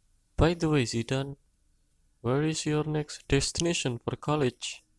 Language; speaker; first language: English; non-native, learner; Indonesian